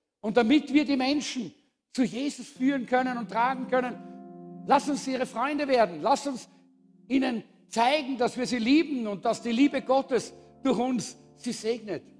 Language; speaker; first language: German; native; German